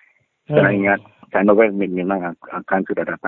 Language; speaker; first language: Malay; non-native, local second language; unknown